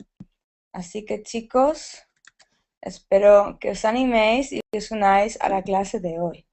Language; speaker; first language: Spanish; native; Spanish